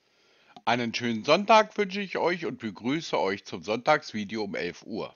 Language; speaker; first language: German; native; German